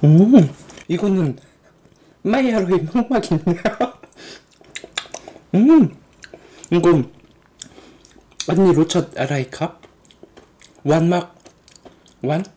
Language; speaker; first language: Thai; non-native, learner; Korean